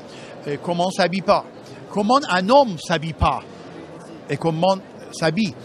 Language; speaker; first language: French; non-native, fluent; Persian